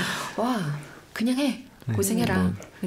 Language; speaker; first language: Korean; native; Korean